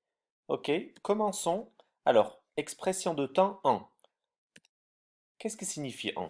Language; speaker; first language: French; non-native, fluent; Turkish